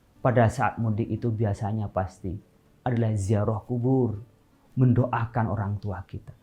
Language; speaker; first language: Indonesian; non-native, local second language; Madurese